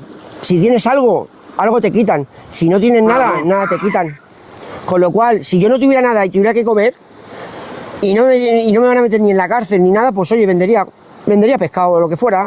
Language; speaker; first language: Spanish; native; Spanish